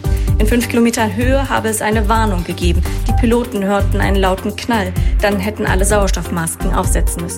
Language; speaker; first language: German; native; German